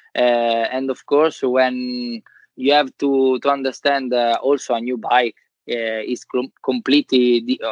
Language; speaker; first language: English; non-native, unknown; Italian